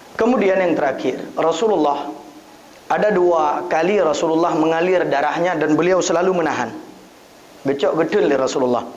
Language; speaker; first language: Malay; non-native, local second language; Achinese